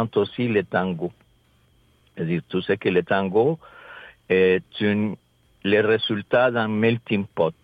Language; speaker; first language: French; non-native, fluent; Spanish